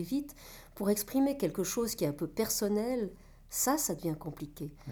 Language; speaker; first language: French; native; French